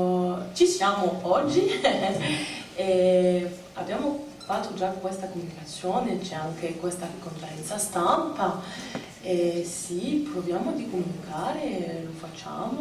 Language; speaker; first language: Italian; non-native, fluent; French